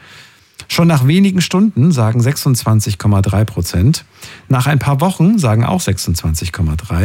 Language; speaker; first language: German; native; German